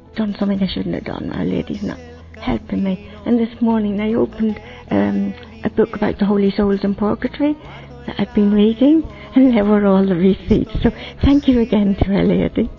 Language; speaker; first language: English; native; English